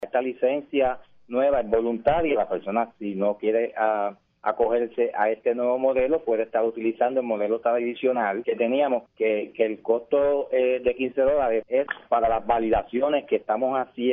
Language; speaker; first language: Spanish; native; Spanish